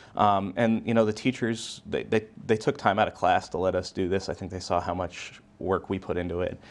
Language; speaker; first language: English; native; English